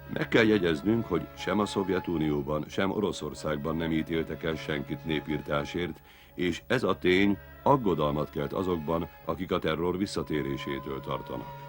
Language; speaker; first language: Hungarian; native; Hungarian